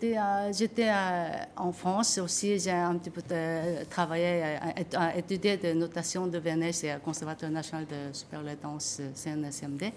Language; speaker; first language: French; non-native, learner; Korean